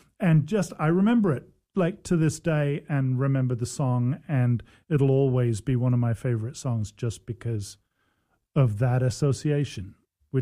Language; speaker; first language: English; native; English